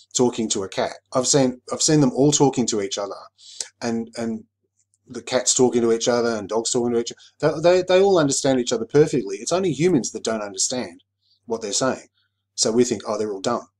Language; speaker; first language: English; native; English